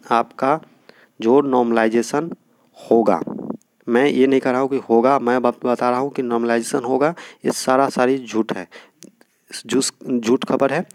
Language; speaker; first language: Hindi; native; Hindi